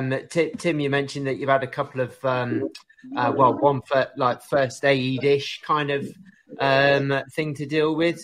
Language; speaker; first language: English; native; English